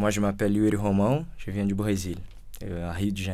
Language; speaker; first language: French; non-native, fluent; Portuguese